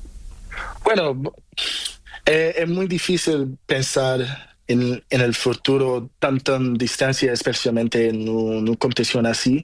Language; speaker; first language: Spanish; non-native, learner; Portuguese